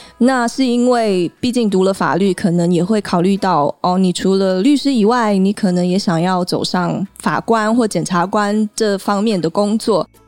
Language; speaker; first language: Chinese; early bilingual, heritage; Chinese